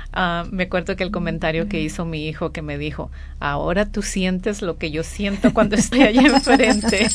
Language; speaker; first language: Spanish; native; Spanish